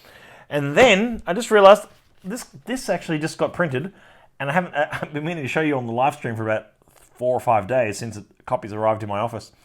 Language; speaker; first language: English; native; English